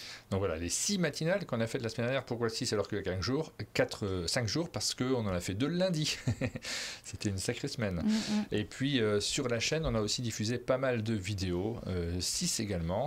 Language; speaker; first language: French; native; French